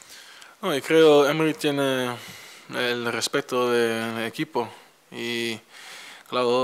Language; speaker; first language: Spanish; non-native, fluent; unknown